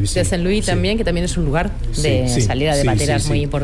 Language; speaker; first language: Spanish; native; Spanish